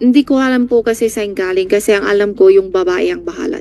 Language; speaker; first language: Filipino; non-native, learner; Chinese